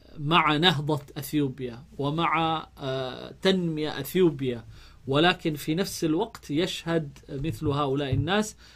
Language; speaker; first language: Arabic; non-native, fluent; Amharic